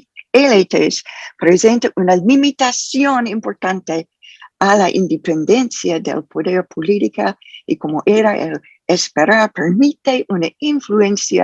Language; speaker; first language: Spanish; non-native, fluent; English